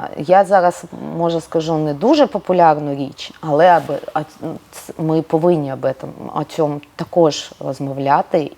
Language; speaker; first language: Ukrainian; non-native, local second language; Russian